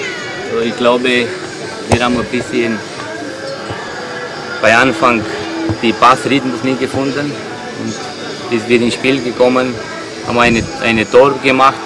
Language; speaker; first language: German; non-native, learner; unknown